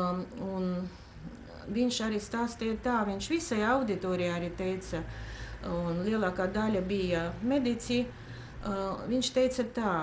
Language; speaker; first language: Latvian; non-native, local second language; Russian